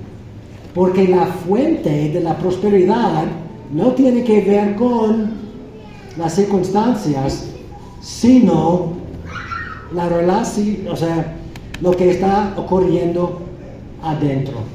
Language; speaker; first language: Spanish; non-native, fluent; English